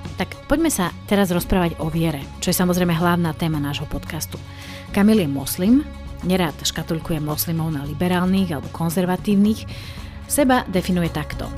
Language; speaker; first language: Slovak; native; Slovak